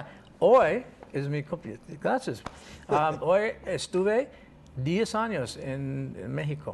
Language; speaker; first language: Spanish; non-native, learner; English